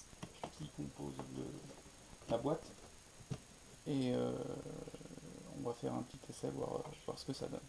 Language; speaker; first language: French; native; French